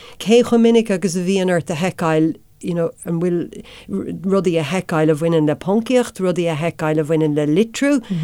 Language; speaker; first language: Irish; non-native, local second language; English